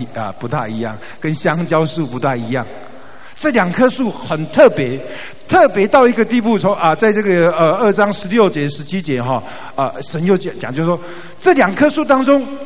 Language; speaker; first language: Chinese; native; Chinese